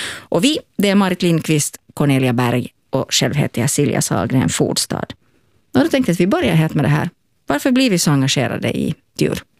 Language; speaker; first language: Swedish; native; Swedish